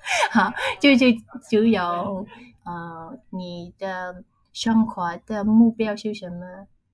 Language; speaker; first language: Chinese; non-native, learner; Vietnamese